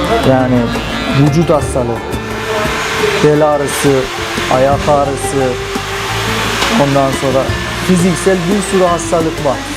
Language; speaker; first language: Turkish; non-native, fluent; Azerbaijani